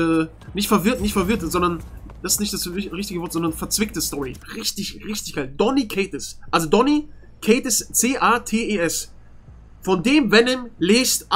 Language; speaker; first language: German; native; German